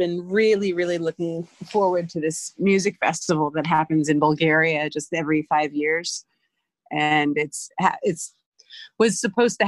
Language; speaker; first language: English; native; English